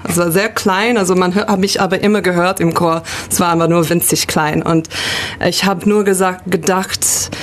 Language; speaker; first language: German; non-native, fluent; English